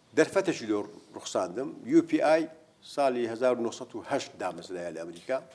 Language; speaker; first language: Central Kurdish; native; Central Kurdish